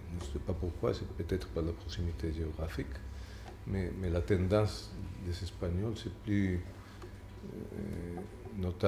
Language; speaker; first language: French; non-native, fluent; Spanish